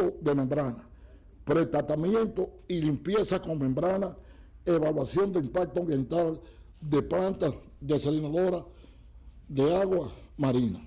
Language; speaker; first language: Spanish; native; Spanish